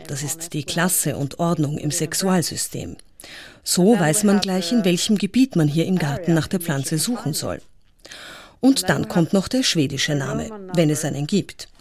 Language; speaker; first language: German; non-native, learner; Swedish